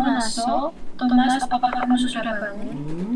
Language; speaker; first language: Korean; non-native, learner; Indonesian